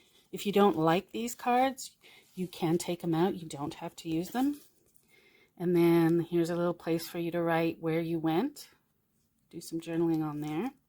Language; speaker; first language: English; native; English